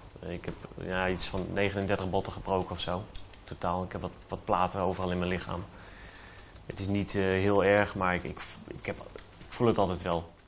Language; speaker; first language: Dutch; native; Dutch